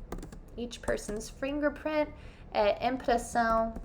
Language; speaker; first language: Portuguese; non-native, fluent; English